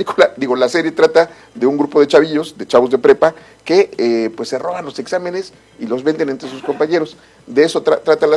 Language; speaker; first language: Spanish; native; Spanish